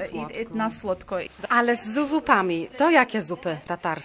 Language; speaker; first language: Polish; native; Polish